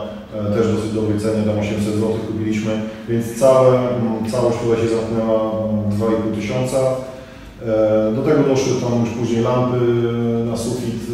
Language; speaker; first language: Polish; native; Polish